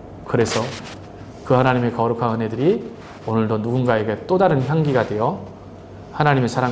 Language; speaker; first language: Korean; native; Korean